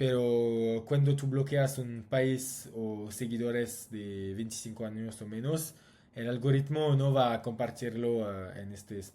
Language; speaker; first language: Spanish; non-native, learner; French